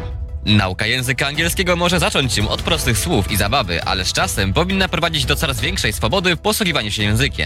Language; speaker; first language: Polish; native; Polish